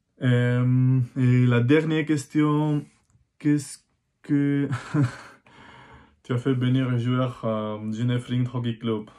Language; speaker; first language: French; non-native, fluent; Spanish